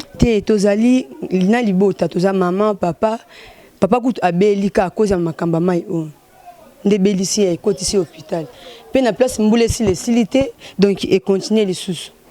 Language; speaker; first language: Lingala; native; Lingala